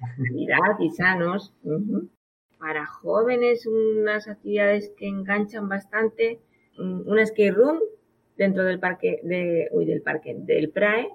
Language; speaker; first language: Spanish; native; Spanish